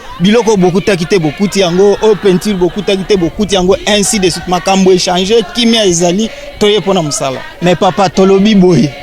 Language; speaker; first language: Lingala; non-native, local second language; Swahili